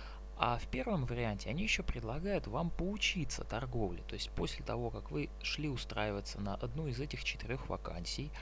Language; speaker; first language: Russian; native; Russian